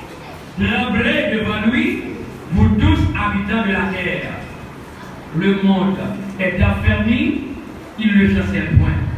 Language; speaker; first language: French; non-native, local second language; Haitian Creole